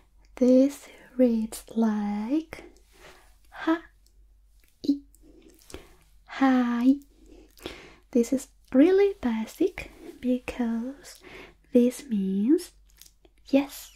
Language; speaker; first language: English; non-native, fluent; Spanish